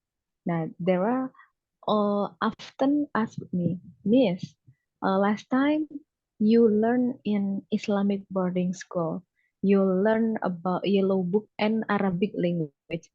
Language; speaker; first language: English; non-native, learner; Indonesian